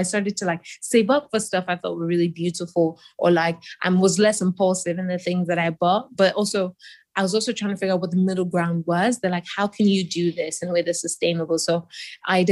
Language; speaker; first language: English; non-native, local second language; Yoruba